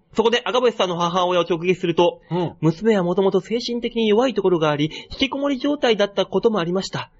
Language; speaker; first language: Japanese; native; Japanese